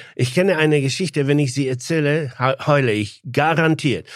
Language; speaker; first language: German; non-native, fluent; Polish